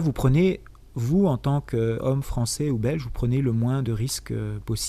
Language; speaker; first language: French; native; French